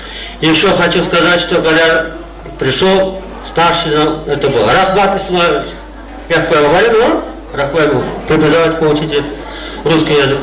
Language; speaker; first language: Russian; non-native, local second language; Kara-Kalpak